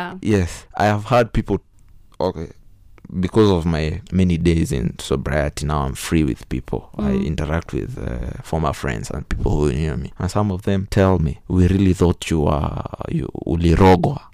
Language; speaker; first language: English; non-native, local second language; Kikuyu